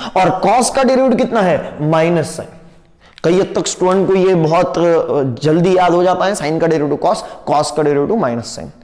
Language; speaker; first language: Hindi; non-native, local second language; Marathi